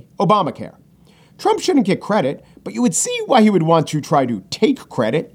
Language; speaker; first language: English; native; English